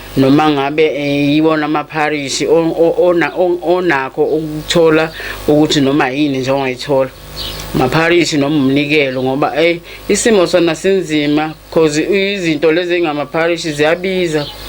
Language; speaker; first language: Zulu; native; Zulu